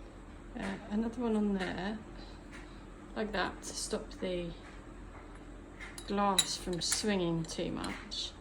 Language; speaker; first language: English; native; English